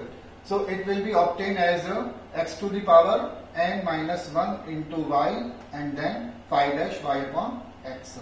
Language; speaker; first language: English; non-native, local second language; Hindi